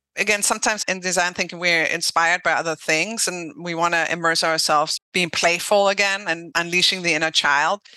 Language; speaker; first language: English; non-native, fluent; German